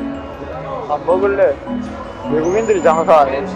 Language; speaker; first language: Korean; native; Korean